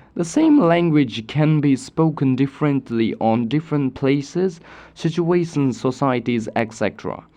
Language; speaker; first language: English; non-native, local second language; Nepali